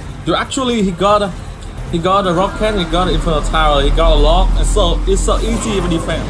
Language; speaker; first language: English; non-native, learner; Vietnamese